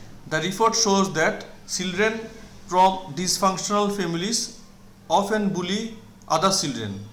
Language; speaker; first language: English; non-native, local second language; Bangla